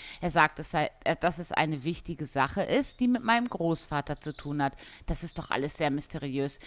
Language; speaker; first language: German; native; German